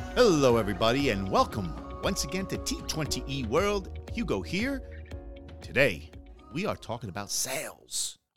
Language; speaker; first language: English; early bilingual, other home language; Spanish